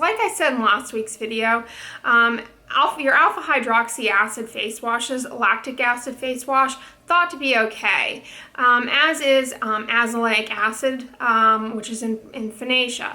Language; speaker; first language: English; native; English